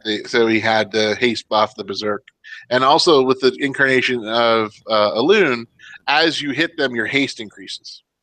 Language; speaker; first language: English; native; English